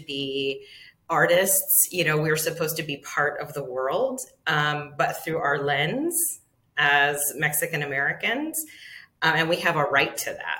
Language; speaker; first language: English; native; English